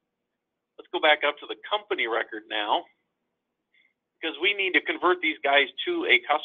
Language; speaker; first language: English; native; English